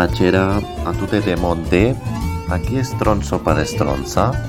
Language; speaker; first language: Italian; non-native, learner; Spanish